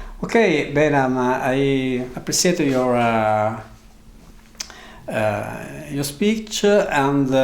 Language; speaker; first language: English; non-native, learner; Italian